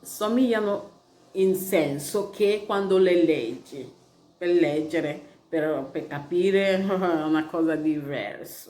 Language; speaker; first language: Italian; non-native, learner; Igbo